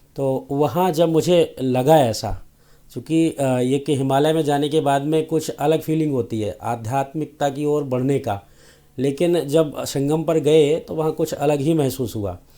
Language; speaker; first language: Hindi; native; Hindi